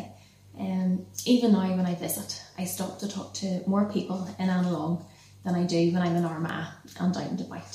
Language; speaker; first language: English; native; English